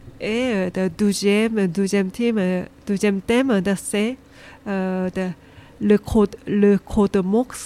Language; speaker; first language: French; non-native, learner; Korean